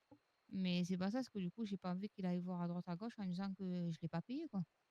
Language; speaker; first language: French; native; French